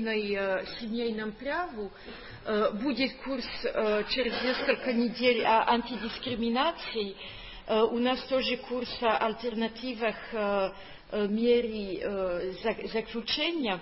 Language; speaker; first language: Russian; non-native, fluent; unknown